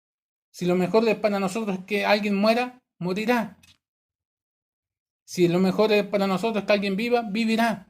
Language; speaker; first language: Spanish; native; Spanish